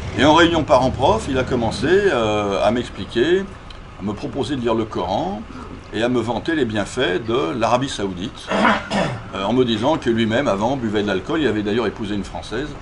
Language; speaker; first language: French; native; French